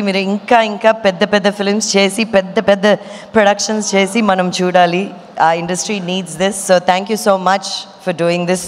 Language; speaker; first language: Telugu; non-native, fluent; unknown